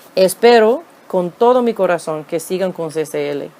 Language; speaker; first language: Spanish; non-native, fluent; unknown